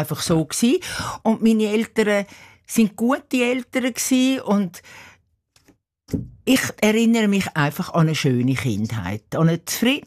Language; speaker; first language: German; native; German